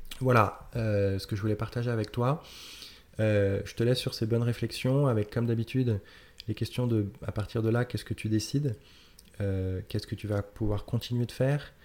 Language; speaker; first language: French; native; French